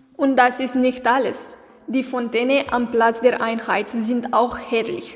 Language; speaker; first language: German; non-native, learner; Romanian